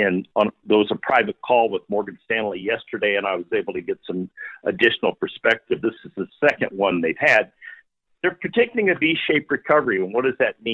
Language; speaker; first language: English; native; English